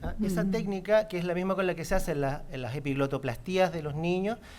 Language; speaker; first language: Spanish; native; Spanish